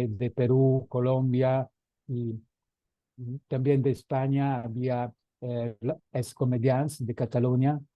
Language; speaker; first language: Spanish; non-native, fluent; Italian